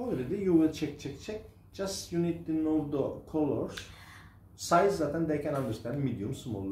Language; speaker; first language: English; non-native, fluent; Turkish